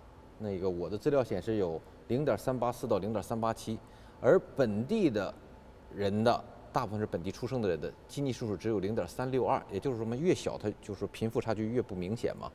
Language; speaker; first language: Chinese; native; Chinese